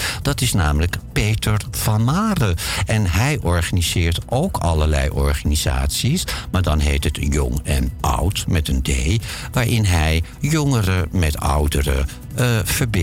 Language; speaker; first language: Dutch; native; Dutch